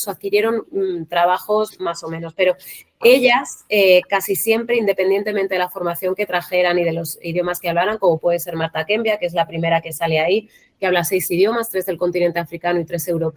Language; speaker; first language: Spanish; native; Spanish